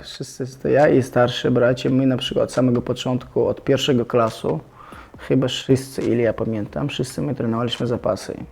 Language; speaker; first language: Polish; non-native, fluent; Chechen